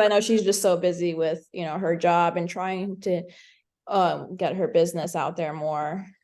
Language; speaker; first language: English; native; English